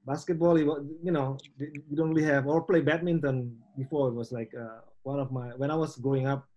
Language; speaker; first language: English; non-native, learner; Indonesian